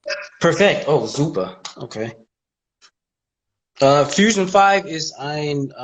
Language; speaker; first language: German; non-native, learner; English